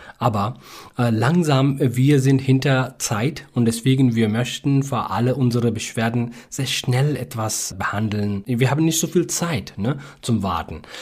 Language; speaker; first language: German; non-native, learner; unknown